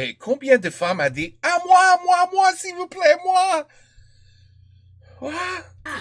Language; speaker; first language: French; non-native, learner; English